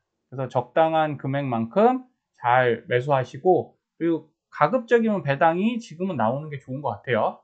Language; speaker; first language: Korean; native; Korean